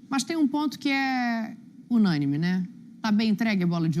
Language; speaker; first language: Portuguese; native; Portuguese